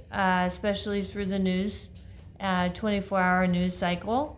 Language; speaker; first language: English; native; English